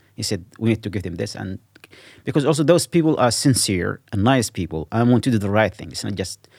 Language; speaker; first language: English; non-native, fluent; Arabic